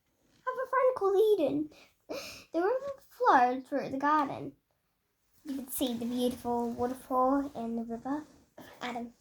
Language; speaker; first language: English; native; English